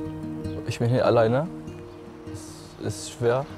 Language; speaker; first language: German; non-native, learner; Arabic